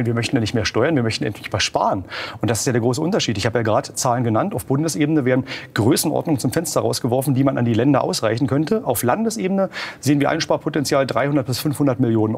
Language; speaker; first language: German; native; German